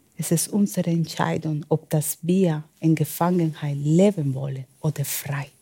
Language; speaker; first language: German; non-native, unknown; Spanish